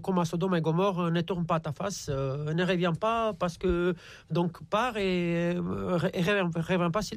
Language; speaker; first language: French; non-native, fluent; Romanian